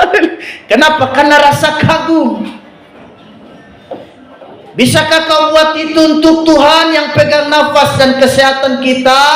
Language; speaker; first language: Indonesian; native; Indonesian